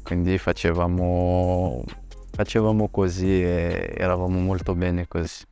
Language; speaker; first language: Italian; non-native, fluent; French